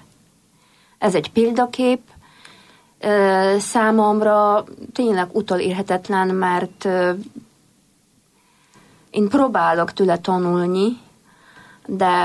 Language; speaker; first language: Hungarian; non-native, fluent; Polish